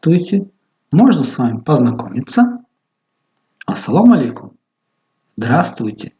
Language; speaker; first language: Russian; non-native, local second language; Tajik